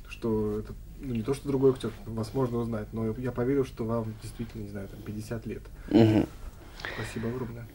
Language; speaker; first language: Russian; native; Russian